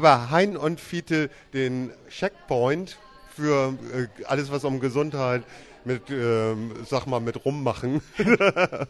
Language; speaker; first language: German; native; German